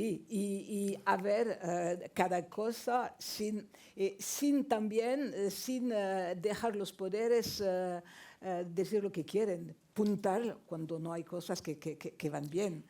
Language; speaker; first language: Spanish; non-native, fluent; French